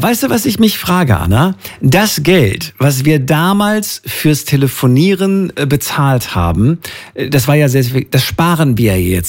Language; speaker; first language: German; native; German